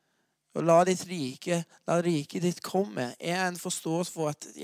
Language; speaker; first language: Norwegian; non-native, fluent; English